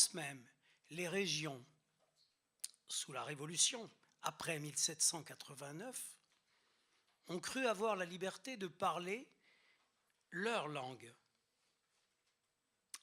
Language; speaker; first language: French; native; French